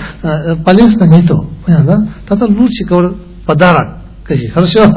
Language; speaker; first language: Russian; non-native, learner; Tibetan